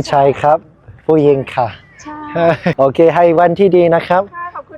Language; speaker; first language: Thai; non-native, learner; English